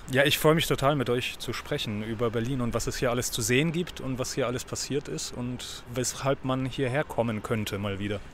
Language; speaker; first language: German; early bilingual, other home language; Polish